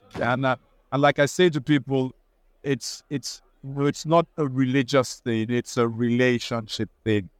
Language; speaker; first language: English; non-native, local second language; Igbo